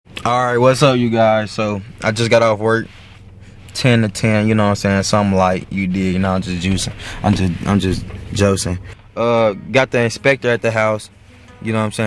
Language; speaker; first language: English; native; English